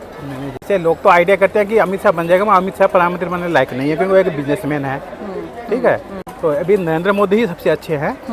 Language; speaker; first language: Hindi; non-native, local second language; Assamese